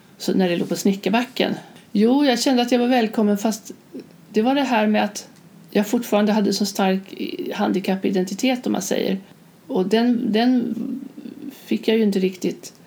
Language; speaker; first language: Swedish; native; Swedish